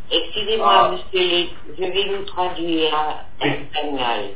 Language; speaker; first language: French; non-native, fluent; Spanish